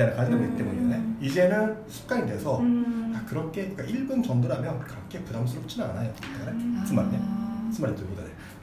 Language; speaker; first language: Korean; non-native, fluent; Japanese